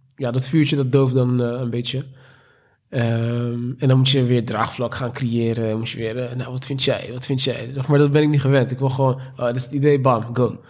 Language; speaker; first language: Dutch; native; Dutch